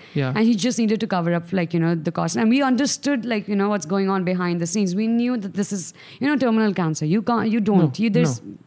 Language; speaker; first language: English; non-native, local second language; Sindhi